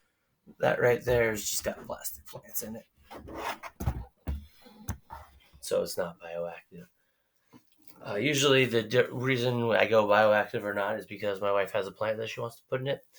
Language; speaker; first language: English; native; English